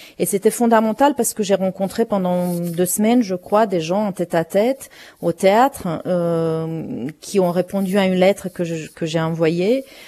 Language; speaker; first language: French; non-native, fluent; Romanian